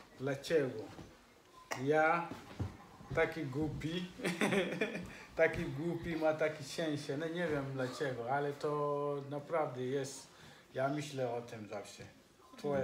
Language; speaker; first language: Polish; non-native, learner; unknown